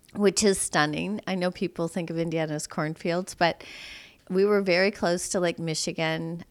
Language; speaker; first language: English; native; English